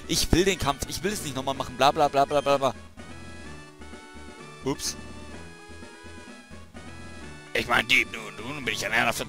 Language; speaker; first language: German; native; German